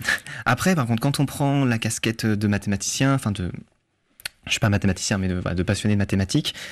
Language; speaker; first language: French; native; French